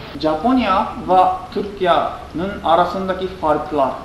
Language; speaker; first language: Turkish; non-native, fluent; Japanese